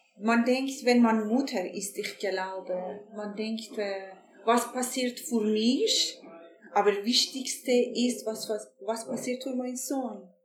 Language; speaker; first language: German; non-native, fluent; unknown